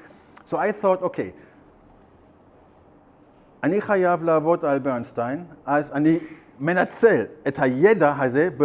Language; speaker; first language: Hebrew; non-native, learner; German